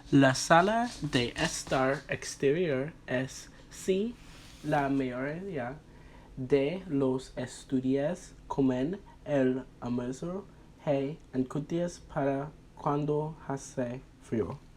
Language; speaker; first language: Spanish; non-native, learner; English